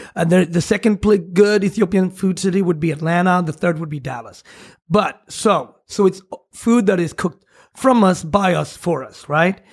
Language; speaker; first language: English; non-native, fluent; Swedish